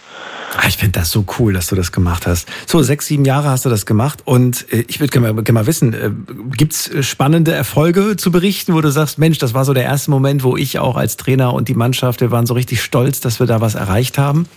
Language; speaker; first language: German; native; German